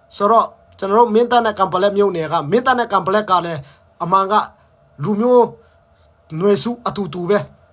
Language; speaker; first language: Burmese; non-native, local second language; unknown